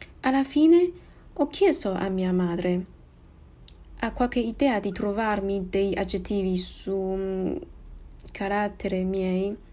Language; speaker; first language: Italian; non-native, fluent; Chinese